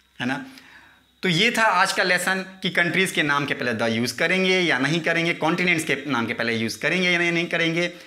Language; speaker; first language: Hindi; native; Hindi